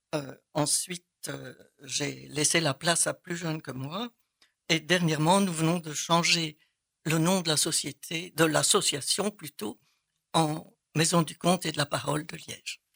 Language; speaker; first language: French; native; French